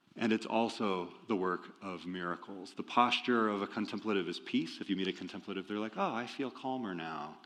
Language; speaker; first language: English; native; English